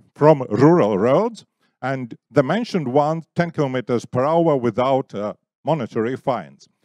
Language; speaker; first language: English; non-native, fluent; Latvian